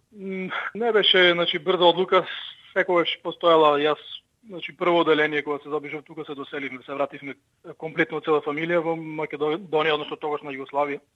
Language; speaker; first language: Macedonian; early bilingual, heritage; Macedonian